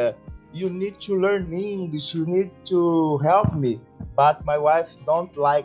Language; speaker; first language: English; non-native, learner; Portuguese